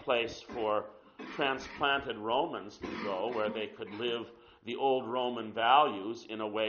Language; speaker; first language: English; native; English